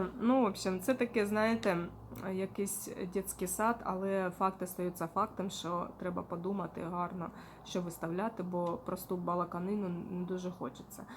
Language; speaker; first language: Ukrainian; non-native, local second language; Russian